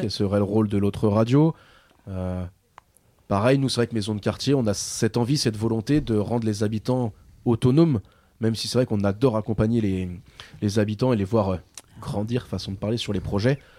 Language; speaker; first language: French; native; French